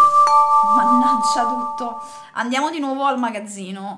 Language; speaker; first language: Italian; native; Italian